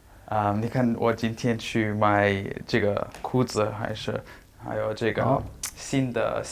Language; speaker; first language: Chinese; non-native, learner; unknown